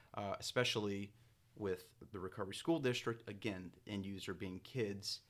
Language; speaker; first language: English; native; English